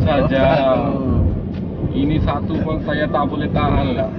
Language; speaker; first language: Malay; non-native, learner; Bangla